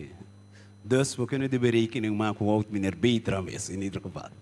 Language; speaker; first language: Dutch; non-native, local second language; Papiamento